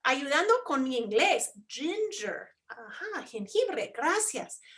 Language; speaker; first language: Spanish; non-native, fluent; English